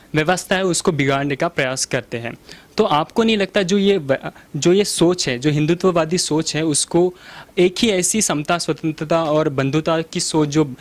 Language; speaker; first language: Hindi; non-native, local second language; Marathi